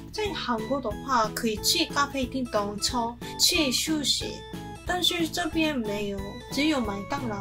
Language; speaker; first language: Chinese; non-native, learner; Korean